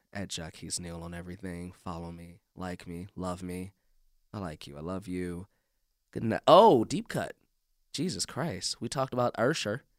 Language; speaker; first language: English; native; English